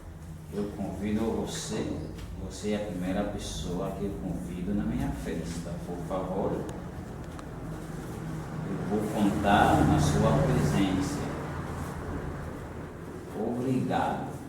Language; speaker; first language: Portuguese; non-native, fluent; Haitian Creole